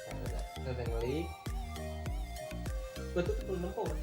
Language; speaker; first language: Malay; non-native, local second language; Sundanese